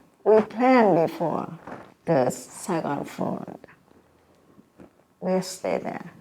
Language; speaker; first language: English; non-native, learner; Vietnamese